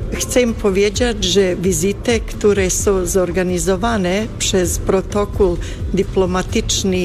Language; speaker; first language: Polish; non-native, fluent; Bosnian